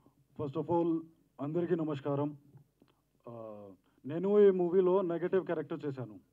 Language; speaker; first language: Telugu; non-native, learner; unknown